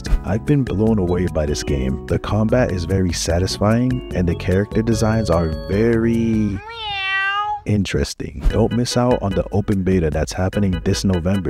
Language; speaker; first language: English; native; English